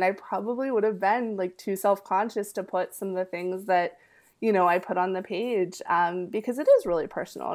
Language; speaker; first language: English; early bilingual, other home language; Spanish